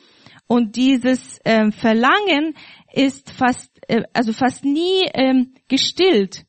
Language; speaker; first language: German; non-native, fluent; Russian